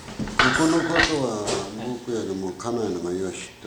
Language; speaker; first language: Japanese; native; Japanese